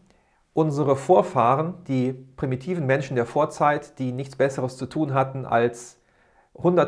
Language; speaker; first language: German; native; German